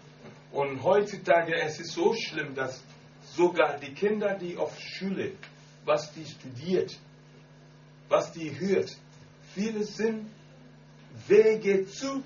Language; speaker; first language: German; non-native, learner; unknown